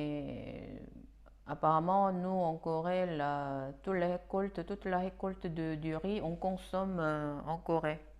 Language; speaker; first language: French; non-native, fluent; Korean